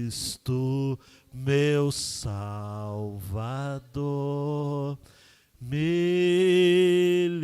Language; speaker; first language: Portuguese; native; Portuguese